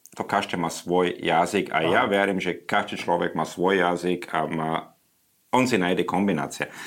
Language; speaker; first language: Slovak; non-native, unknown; German